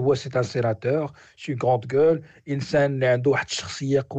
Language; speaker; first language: French; non-native, local second language; Arabic